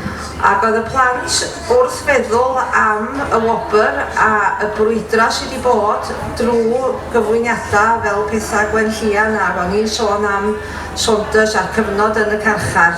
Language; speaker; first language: Welsh; native; Welsh